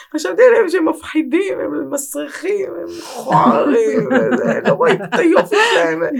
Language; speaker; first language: Hebrew; native; Hebrew